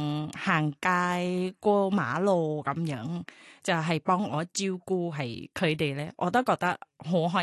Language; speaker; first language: Cantonese; non-native, fluent; Thai